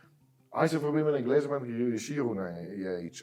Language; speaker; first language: Romanian; non-native, fluent; Dutch